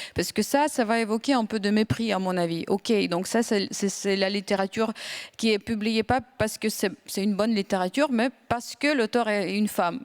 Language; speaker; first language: French; non-native, fluent; Ukrainian